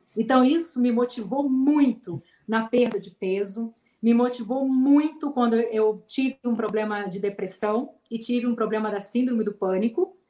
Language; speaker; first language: Portuguese; native; Portuguese